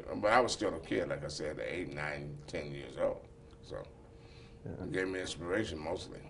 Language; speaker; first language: English; native; English